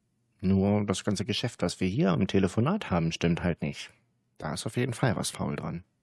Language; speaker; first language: German; native; German